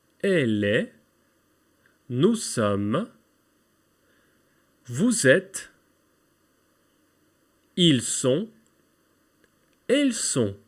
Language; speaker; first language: French; non-native, fluent; Ukrainian